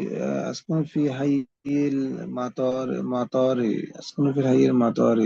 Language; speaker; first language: Arabic; non-native, learner; Bangla